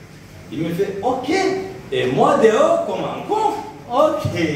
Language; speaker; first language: French; non-native, local second language; Rundi